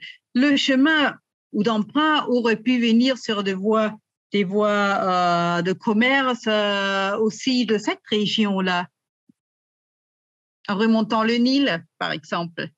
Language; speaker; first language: French; native; French